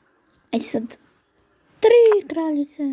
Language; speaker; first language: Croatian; early bilingual, heritage; Croatian